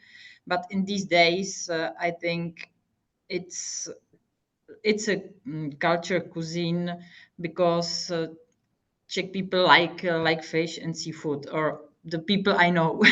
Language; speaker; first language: English; non-native, fluent; Hungarian